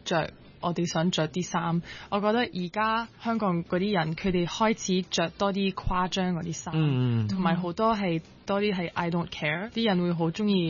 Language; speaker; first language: Cantonese; non-native, local second language; French